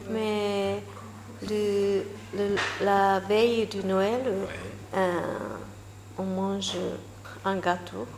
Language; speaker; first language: French; non-native, learner; Japanese